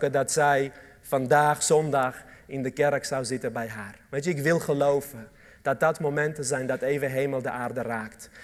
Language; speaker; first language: Dutch; early bilingual, other home language; Armenian